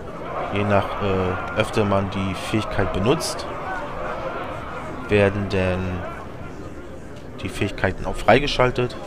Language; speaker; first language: German; native; German